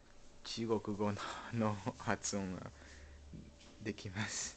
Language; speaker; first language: Japanese; non-native, learner; French